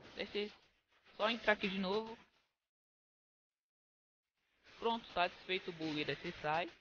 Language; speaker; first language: Portuguese; native; Portuguese